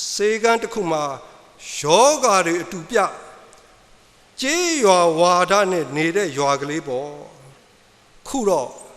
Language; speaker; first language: Burmese; native; Burmese